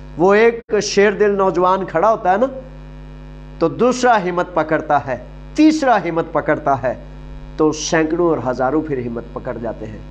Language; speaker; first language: Urdu; non-native, local second language; Punjabi